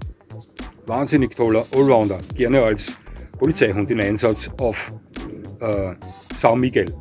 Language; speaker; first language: German; native; German